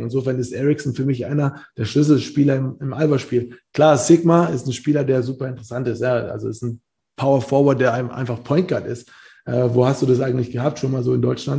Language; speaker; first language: German; native; German